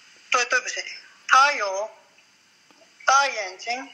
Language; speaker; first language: Chinese; non-native, learner; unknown